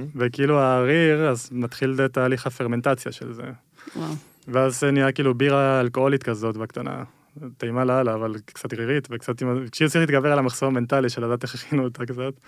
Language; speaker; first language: Hebrew; early bilingual, other home language; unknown